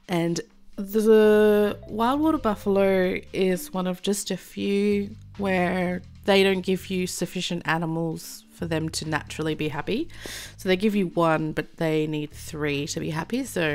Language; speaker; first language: English; native; English